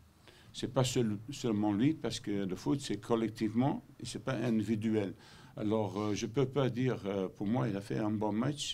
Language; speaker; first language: French; non-native, learner; Dutch